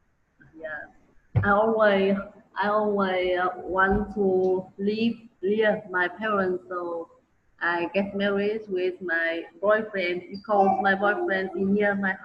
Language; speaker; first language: English; non-native, learner; Vietnamese